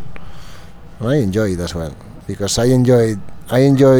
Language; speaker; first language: English; non-native, fluent; Spanish